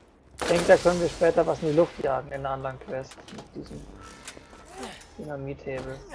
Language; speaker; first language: German; native; German